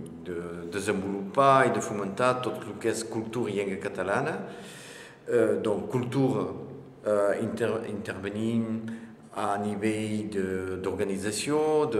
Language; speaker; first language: Catalan; non-native, local second language; French